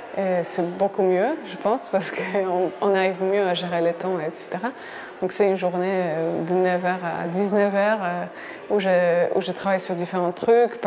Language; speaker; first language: French; non-native, fluent; Polish